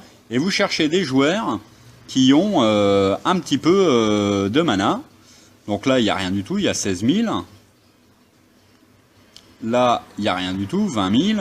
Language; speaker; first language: French; native; French